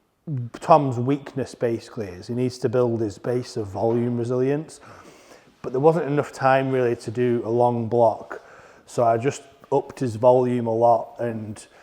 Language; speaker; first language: English; native; English